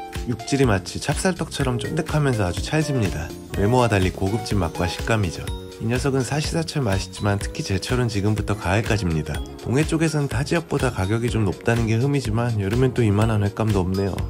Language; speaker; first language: Korean; native; Korean